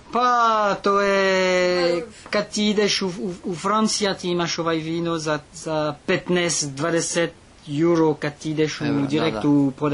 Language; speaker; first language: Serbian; non-native, learner; French